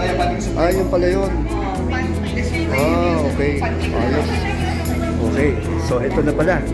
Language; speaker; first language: Filipino; native; Filipino